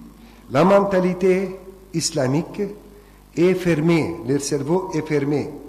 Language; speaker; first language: French; non-native, fluent; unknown